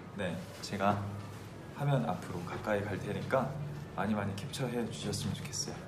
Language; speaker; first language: Korean; native; Korean